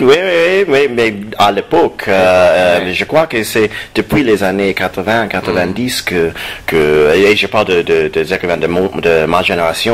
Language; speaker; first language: French; non-native, fluent; English